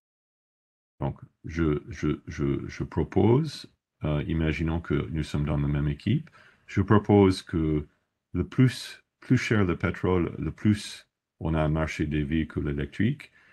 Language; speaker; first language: French; non-native, fluent; English